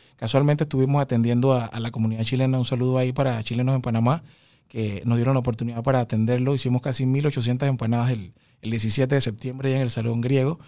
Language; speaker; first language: Spanish; native; Spanish